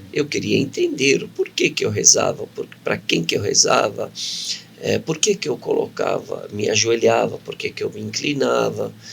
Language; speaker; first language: Portuguese; early bilingual, other home language; Arabic